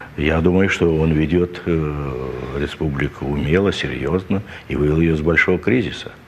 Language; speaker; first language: Russian; native; Russian